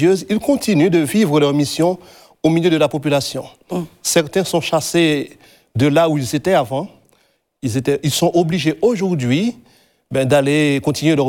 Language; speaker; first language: French; native; French